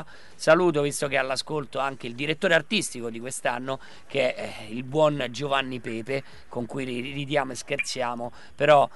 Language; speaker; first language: Italian; native; Italian